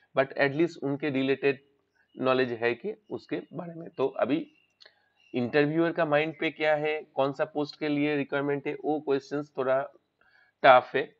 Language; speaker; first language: Hindi; non-native, local second language; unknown